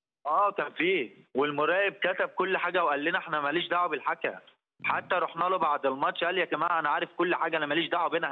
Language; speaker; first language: Arabic; native; Arabic